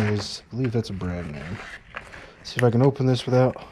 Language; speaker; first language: English; native; English